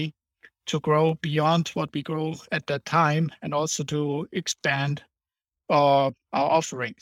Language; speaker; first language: English; non-native, fluent; German